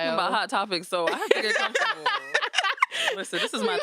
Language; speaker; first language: English; native; English